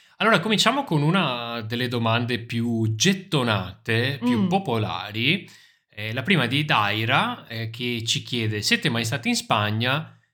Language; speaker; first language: Italian; native; Italian